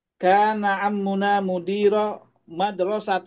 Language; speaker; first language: Arabic; non-native, learner; Indonesian